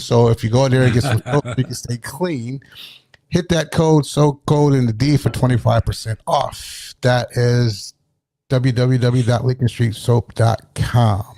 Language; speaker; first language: English; native; English